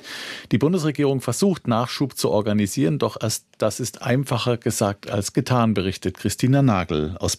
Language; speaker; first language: German; native; German